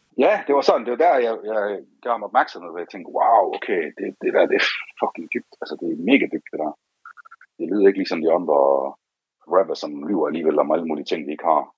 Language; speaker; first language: Danish; early bilingual, other home language; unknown